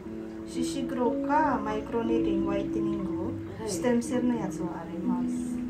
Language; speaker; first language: Japanese; non-native, fluent; Filipino